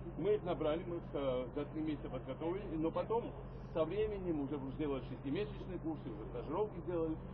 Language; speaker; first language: Russian; non-native, local second language; Georgian